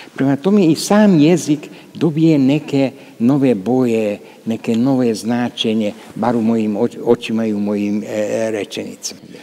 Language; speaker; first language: Croatian; non-native, local second language; Hungarian